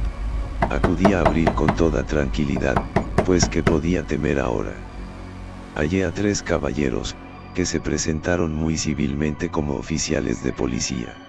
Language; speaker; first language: Spanish; native; Spanish